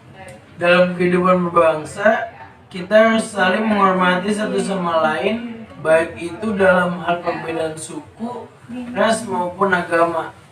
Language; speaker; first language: Indonesian; native; Indonesian